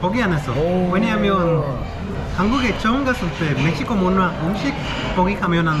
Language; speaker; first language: Korean; non-native, learner; Spanish